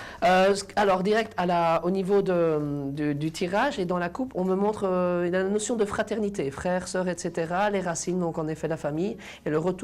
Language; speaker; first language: French; native; French